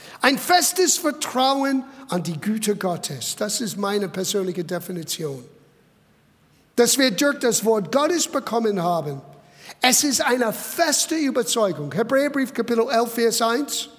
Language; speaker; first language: German; non-native, fluent; English